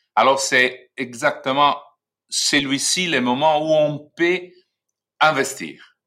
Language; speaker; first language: French; non-native, fluent; Italian